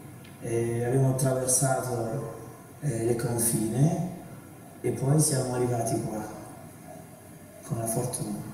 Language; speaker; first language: Italian; non-native, fluent; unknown